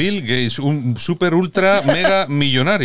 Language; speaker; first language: Spanish; native; Spanish